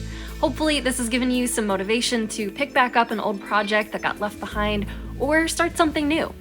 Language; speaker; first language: English; native; English